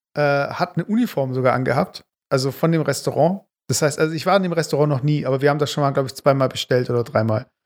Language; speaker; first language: German; early bilingual, other home language; Turkish